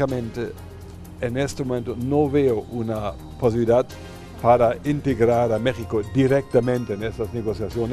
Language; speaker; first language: Spanish; non-native, fluent; German